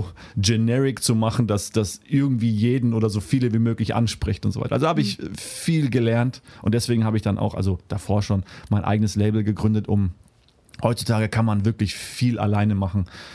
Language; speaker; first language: German; early bilingual, heritage; German